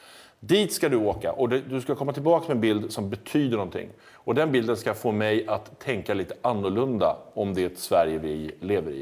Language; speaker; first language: Swedish; native; Swedish